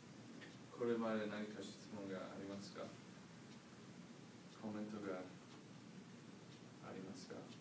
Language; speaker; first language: Japanese; non-native, learner; English